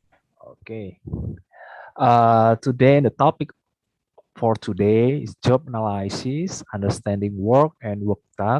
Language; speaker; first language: English; non-native, fluent; Indonesian